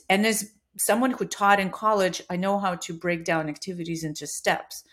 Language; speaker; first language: English; non-native, fluent; Russian